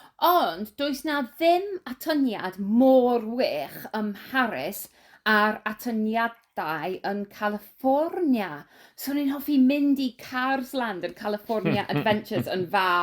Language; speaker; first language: Welsh; non-native, learner; English